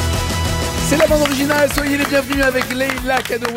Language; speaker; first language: French; native; French